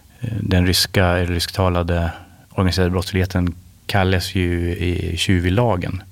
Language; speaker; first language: Swedish; native; Swedish